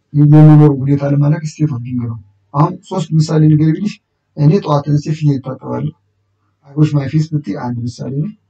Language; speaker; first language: Amharic; native; Amharic